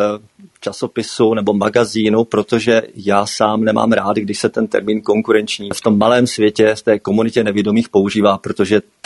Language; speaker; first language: Czech; native; Czech